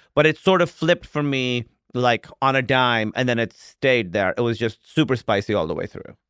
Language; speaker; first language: English; non-native, local second language; Urdu